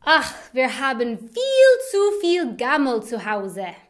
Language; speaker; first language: German; non-native, fluent; English